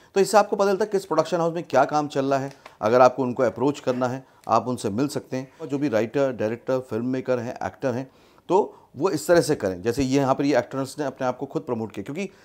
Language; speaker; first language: Hindi; native; Hindi